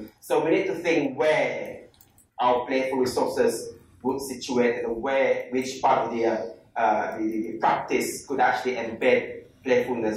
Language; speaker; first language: English; non-native, local second language; Malay